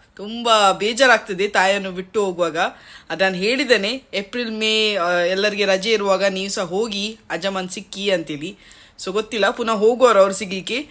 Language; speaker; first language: Kannada; native; Kannada